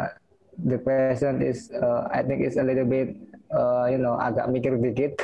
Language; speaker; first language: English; non-native, learner; Indonesian